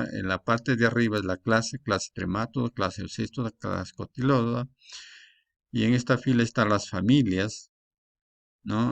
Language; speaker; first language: Spanish; native; Spanish